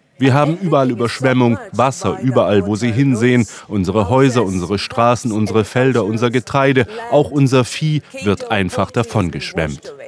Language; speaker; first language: German; native; German